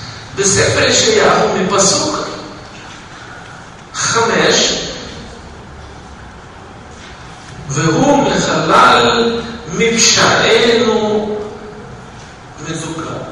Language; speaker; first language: Hebrew; non-native, fluent; Russian